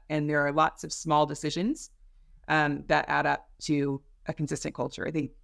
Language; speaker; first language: English; native; English